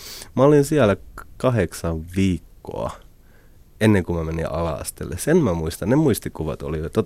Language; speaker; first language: Finnish; early bilingual, other home language; Arabic